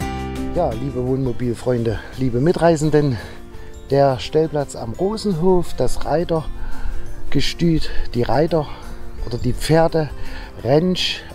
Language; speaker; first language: German; native; German